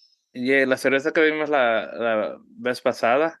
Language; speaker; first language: Spanish; early bilingual, heritage; Spanish